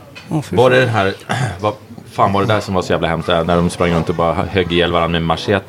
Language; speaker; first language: Swedish; native; Swedish